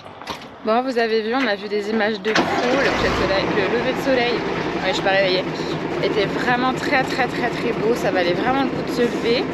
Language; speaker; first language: French; native; French